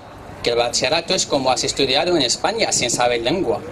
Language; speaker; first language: Spanish; non-native, learner; Arabic